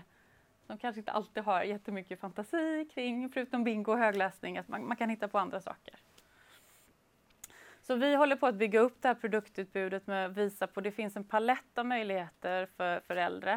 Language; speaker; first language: Swedish; native; Swedish